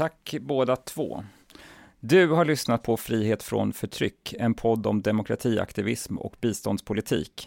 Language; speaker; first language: Swedish; native; Swedish